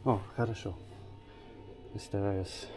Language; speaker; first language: Russian; non-native, fluent; English